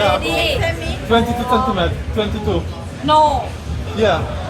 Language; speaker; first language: English; non-native, learner; Polish